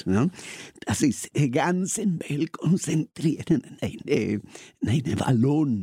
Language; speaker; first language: German; non-native, learner; Spanish